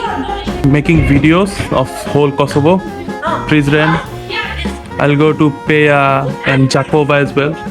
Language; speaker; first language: English; non-native, learner; Bangla